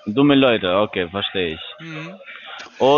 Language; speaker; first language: German; non-native, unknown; Turkish